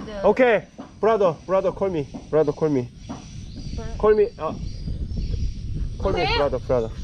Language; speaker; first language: English; non-native, learner; Korean